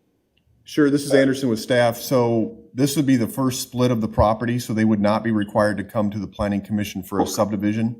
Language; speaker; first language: English; native; English